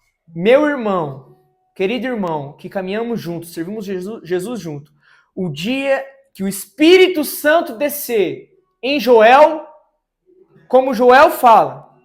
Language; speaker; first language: Portuguese; native; Portuguese